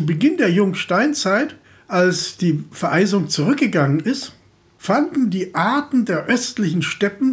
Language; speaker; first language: German; native; German